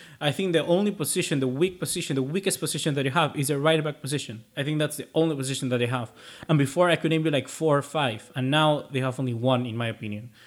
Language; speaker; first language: English; non-native, fluent; Spanish